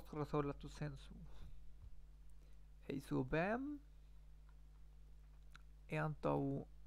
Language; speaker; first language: Portuguese; non-native, learner; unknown